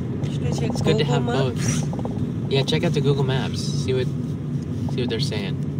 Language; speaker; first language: English; native; English